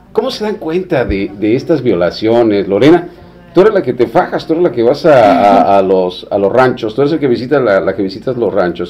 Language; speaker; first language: Spanish; native; Spanish